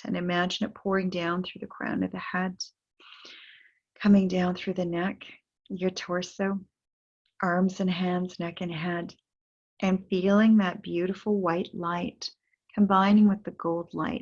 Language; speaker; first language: English; native; English